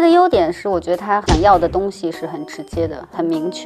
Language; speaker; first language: Chinese; native; Chinese